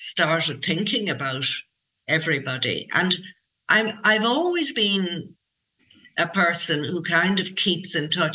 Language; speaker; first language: English; native; English